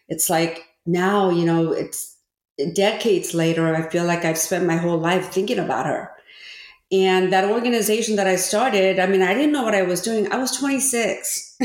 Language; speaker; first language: English; early bilingual, other home language; Korean